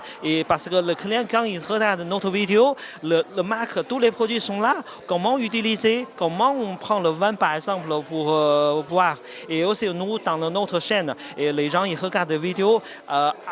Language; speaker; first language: French; non-native, learner; Chinese